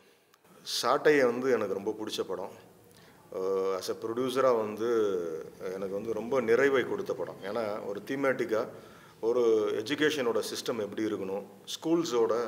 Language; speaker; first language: Tamil; native; Tamil